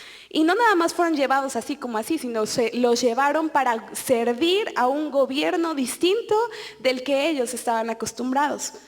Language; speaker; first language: Spanish; native; Spanish